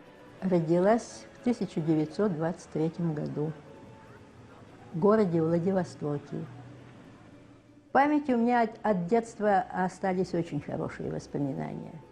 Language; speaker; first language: Russian; native; Russian